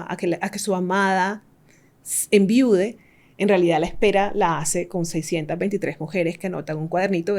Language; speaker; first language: Spanish; native; Spanish